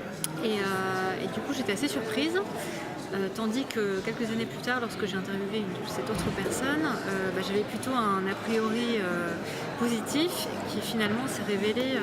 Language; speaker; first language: French; native; French